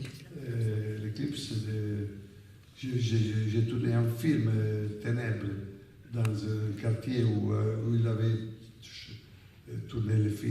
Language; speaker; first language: French; non-native, fluent; Italian